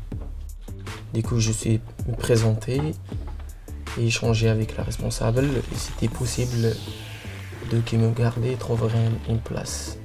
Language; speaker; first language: French; non-native, local second language; Arabic